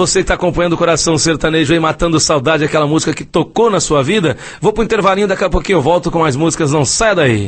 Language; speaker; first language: Portuguese; native; Portuguese